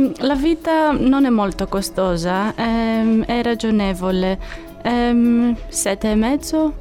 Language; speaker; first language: Italian; non-native, learner; Greek